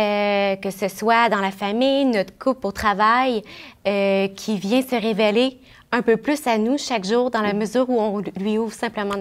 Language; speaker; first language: French; native; French